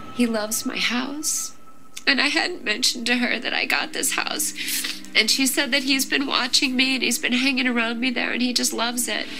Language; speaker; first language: English; native; English